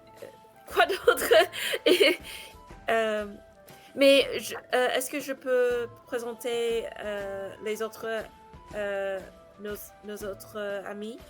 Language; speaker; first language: French; non-native, learner; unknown